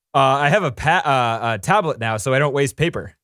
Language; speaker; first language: English; native; English